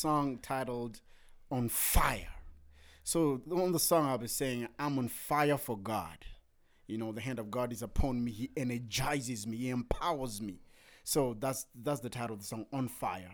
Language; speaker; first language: English; non-native, local second language; Shona